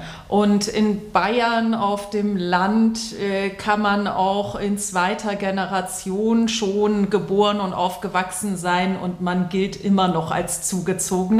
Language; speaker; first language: German; native; German